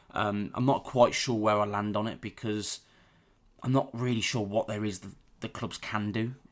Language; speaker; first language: English; native; English